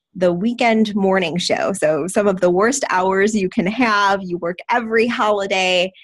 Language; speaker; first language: English; native; English